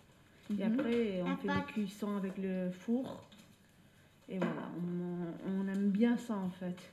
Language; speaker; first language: French; non-native, learner; Turkish